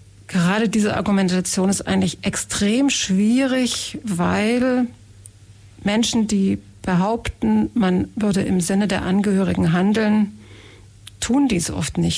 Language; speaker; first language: German; native; German